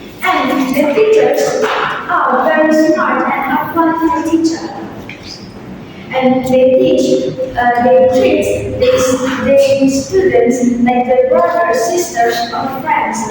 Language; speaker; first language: English; non-native, learner; Indonesian